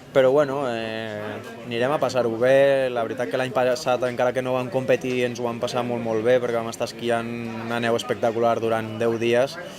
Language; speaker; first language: Catalan; non-native, local second language; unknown